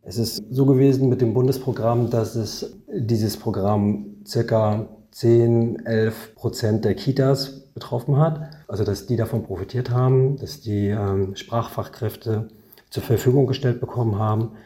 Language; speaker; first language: German; native; German